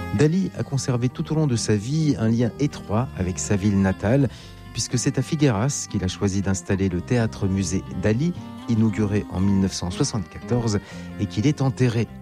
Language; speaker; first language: French; native; French